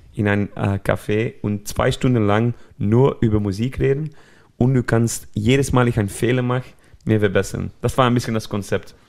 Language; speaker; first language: German; non-native, fluent; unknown